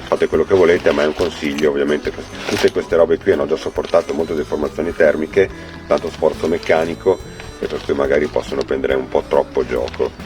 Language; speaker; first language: Italian; native; Italian